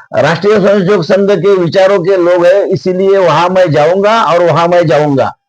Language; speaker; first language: Hindi; non-native, local second language; Marathi